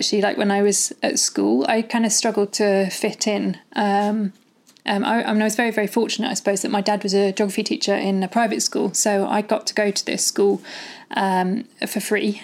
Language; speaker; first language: English; native; English